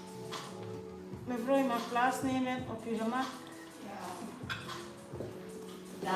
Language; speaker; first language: Dutch; non-native, fluent; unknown